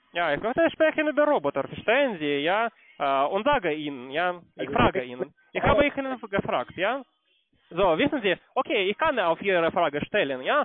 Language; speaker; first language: German; non-native, learner; Russian